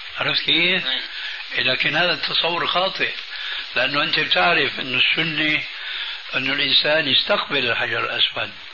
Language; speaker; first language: Arabic; early bilingual, other home language; Albanian